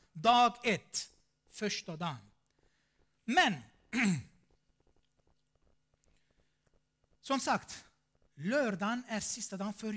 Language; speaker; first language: Swedish; non-native, fluent; Armenian